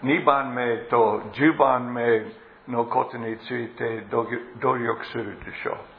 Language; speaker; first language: Japanese; non-native, fluent; English